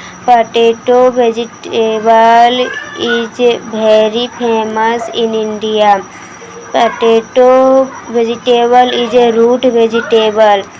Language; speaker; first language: English; non-native, learner; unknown